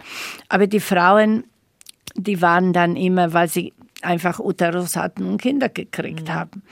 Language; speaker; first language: German; non-native, fluent; Slovak